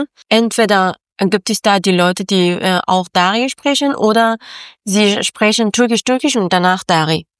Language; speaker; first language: German; non-native, learner; Persian